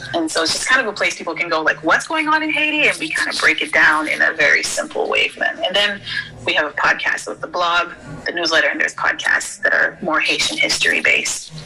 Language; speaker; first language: English; early bilingual, other home language; Haitian Creole